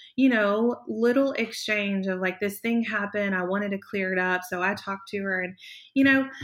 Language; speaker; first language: English; native; English